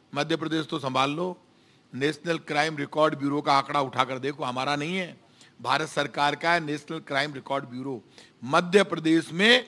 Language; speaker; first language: Hindi; native; Hindi